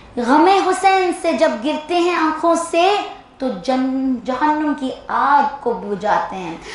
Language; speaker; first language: Urdu; early bilingual, heritage; Urdu